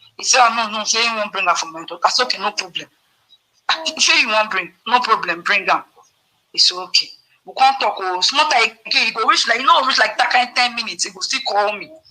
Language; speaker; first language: Nigerian Pidgin; non-native, local second language; Yoruba